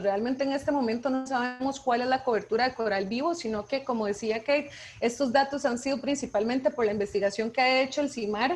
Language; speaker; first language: Spanish; native; Spanish